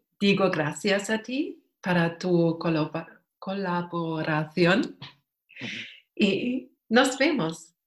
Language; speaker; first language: Spanish; non-native, learner; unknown